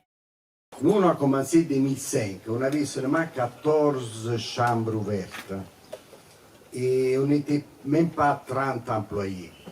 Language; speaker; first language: French; non-native, fluent; Italian